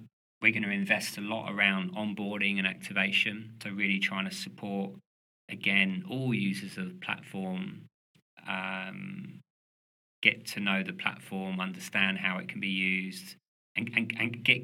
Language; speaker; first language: English; native; English